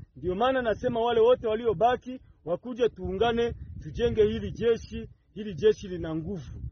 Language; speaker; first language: Swahili; non-native, local second language; Kinyarwanda